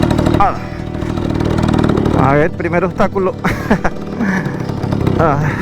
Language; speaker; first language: Spanish; native; Spanish